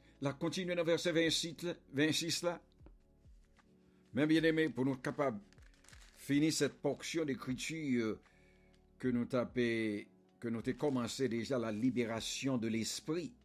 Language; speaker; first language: French; non-native, local second language; Haitian Creole